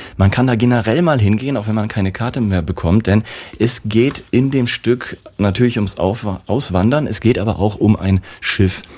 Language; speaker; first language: German; native; German